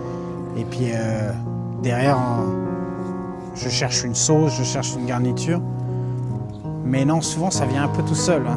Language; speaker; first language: French; native; French